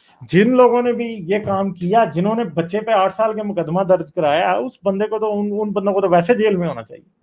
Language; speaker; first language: Urdu; native; Urdu